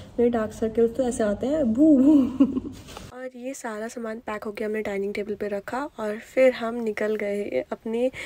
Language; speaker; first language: Hindi; native; Hindi